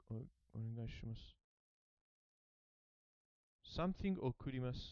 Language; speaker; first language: Japanese; non-native, learner; English